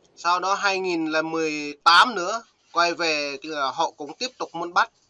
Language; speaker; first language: Vietnamese; non-native, local second language; Jarai